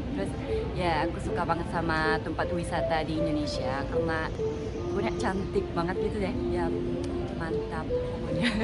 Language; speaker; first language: Indonesian; non-native, fluent; Japanese